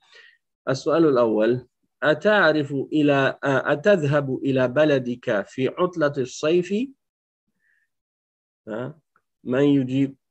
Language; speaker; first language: Arabic; non-native, fluent; French